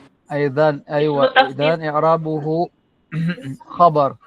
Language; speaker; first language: Arabic; non-native, fluent; Filipino